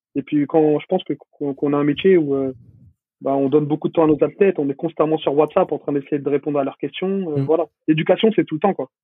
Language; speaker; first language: French; native; French